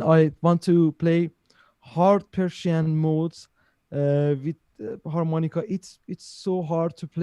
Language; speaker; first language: English; non-native, learner; Persian